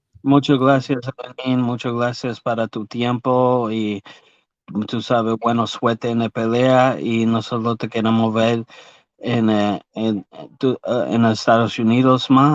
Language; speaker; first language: Spanish; early bilingual, heritage; English